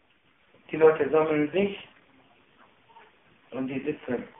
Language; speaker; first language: German; non-native, fluent; Arabic